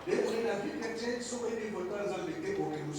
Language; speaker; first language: French; non-native, local second language; Lingala